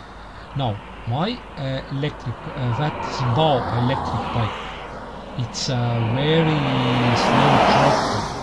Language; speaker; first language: English; non-native, learner; Estonian